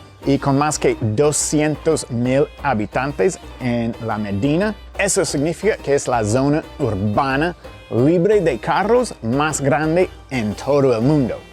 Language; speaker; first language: Spanish; non-native, fluent; English